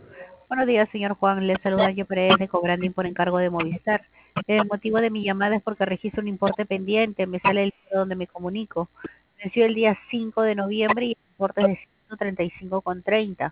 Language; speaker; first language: Spanish; native; Spanish